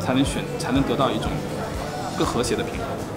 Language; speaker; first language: Chinese; native; Chinese